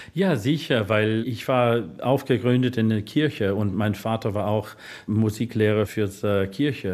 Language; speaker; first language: German; non-native, fluent; English